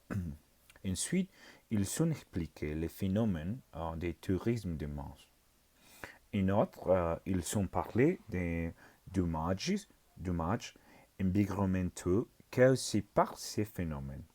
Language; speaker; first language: French; non-native, learner; Spanish